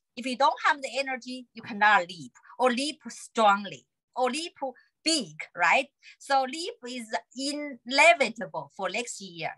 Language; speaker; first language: English; non-native, fluent; Chinese